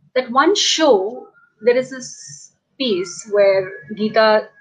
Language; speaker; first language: English; non-native, local second language; Hindi